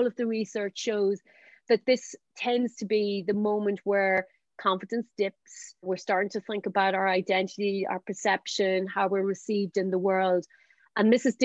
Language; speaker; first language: English; native; English